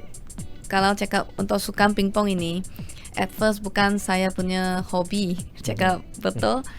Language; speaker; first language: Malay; non-native, local second language; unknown